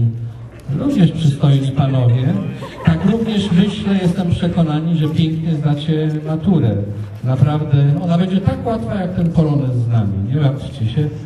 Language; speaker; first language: Polish; native; Polish